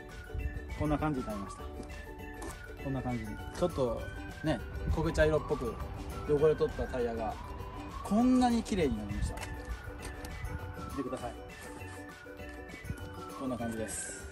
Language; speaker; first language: Japanese; native; Japanese